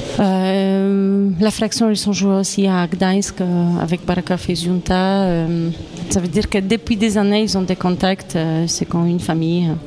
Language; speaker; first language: French; non-native, fluent; Polish